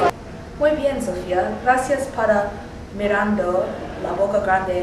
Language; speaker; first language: Spanish; non-native, learner; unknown